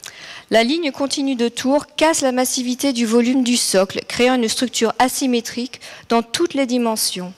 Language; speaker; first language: French; native; French